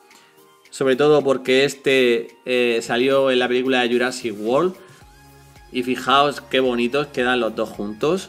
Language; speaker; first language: Spanish; native; Spanish